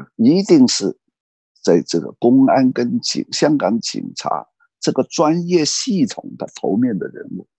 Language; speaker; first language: Chinese; native; Chinese